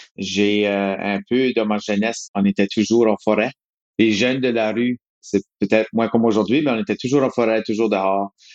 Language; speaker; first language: French; native; French